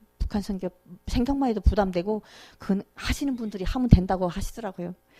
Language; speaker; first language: Korean; native; Korean